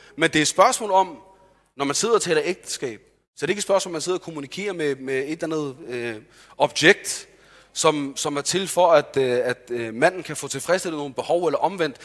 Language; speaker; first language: Danish; early bilingual, other home language; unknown